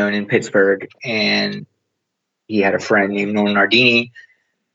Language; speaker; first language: English; native; English